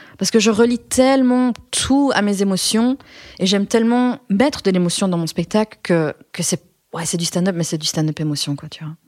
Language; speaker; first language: French; early bilingual, other home language; Persian